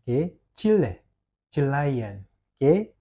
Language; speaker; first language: English; non-native, fluent; Indonesian